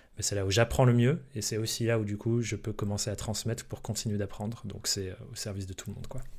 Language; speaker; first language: French; early bilingual, other home language; English